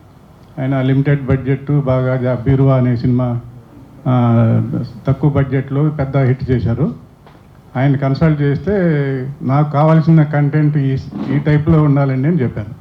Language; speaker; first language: Telugu; native; Telugu